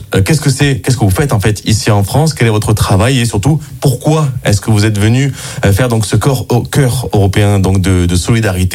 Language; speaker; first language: French; native; French